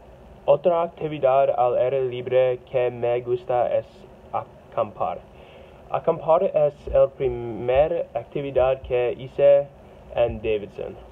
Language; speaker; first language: Spanish; non-native, learner; English